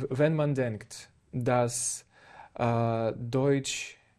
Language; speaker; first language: German; non-native, fluent; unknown